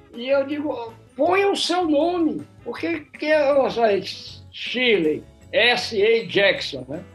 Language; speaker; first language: Portuguese; native; Portuguese